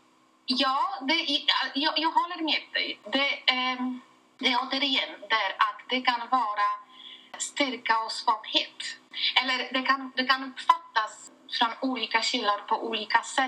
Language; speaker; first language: Swedish; non-native, fluent; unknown